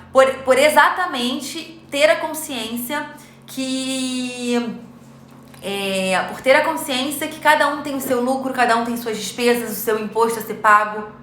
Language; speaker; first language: Portuguese; native; Portuguese